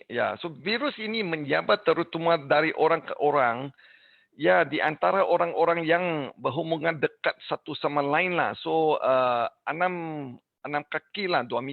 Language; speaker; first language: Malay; non-native, learner; English